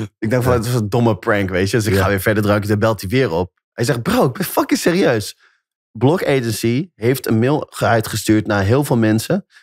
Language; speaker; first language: Dutch; native; Dutch